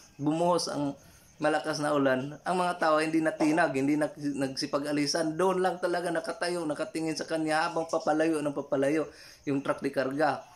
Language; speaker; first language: Filipino; non-native, local second language; Cebuano